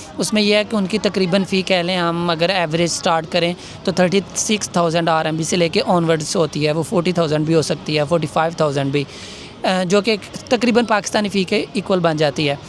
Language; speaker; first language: Urdu; non-native, local second language; Punjabi